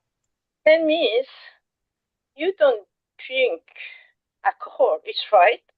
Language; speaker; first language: English; non-native, learner; Korean